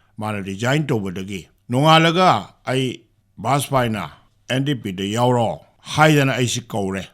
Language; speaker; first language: Manipuri; native; Manipuri